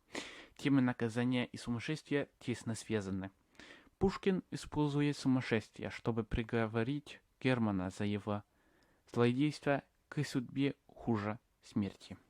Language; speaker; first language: Russian; non-native, learner; English